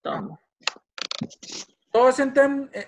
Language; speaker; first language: Spanish; early bilingual, heritage; Spanish